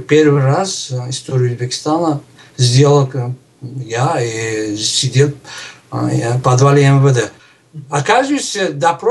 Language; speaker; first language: Russian; non-native, local second language; Uzbek